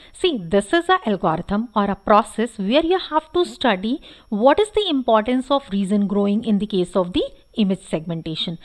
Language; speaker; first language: English; non-native, local second language; Hindi